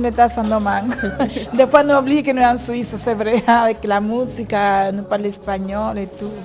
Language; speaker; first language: French; non-native, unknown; Spanish